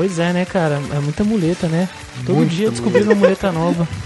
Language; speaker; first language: Portuguese; native; Portuguese